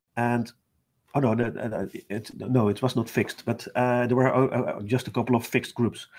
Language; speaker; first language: English; non-native, fluent; Dutch